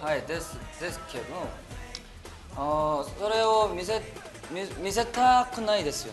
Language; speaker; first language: Japanese; non-native, learner; Korean